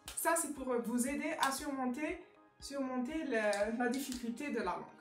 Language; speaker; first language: French; non-native, local second language; Arabic